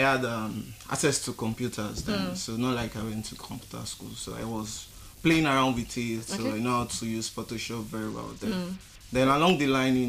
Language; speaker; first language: English; non-native, local second language; Yoruba